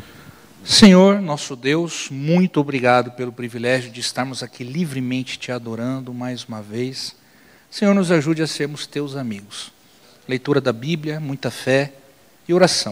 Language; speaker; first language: Portuguese; native; Portuguese